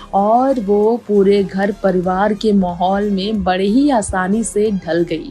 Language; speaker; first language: Hindi; native; Hindi